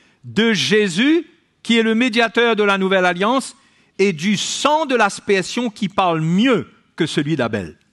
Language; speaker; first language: French; native; French